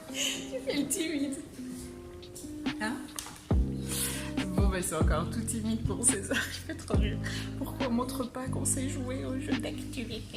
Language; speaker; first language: French; native; French